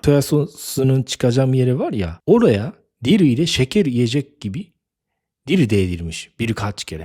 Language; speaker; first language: Turkish; non-native, fluent; Japanese